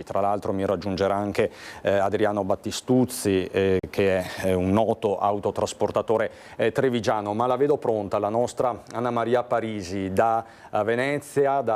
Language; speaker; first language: Italian; native; Italian